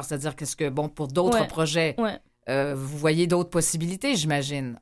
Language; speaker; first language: French; native; French